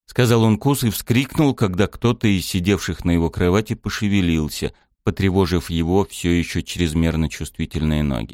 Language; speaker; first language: Russian; native; Russian